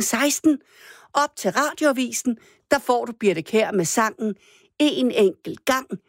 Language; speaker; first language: Danish; native; Danish